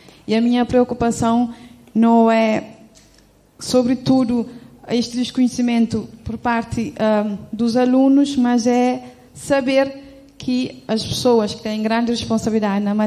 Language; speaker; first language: Portuguese; non-native, local second language; Kabuverdianu